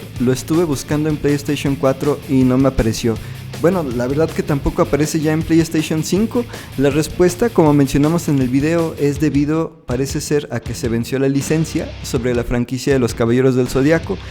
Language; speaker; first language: Spanish; native; Spanish